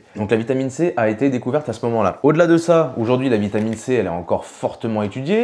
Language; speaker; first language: French; native; French